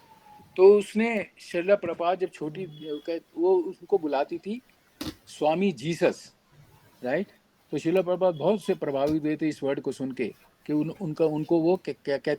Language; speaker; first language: Hindi; native; Hindi